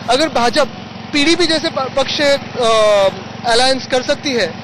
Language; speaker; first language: Hindi; non-native, local second language; Marathi